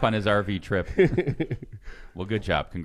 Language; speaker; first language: English; native; English